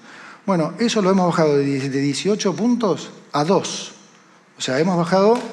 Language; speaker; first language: Spanish; native; Spanish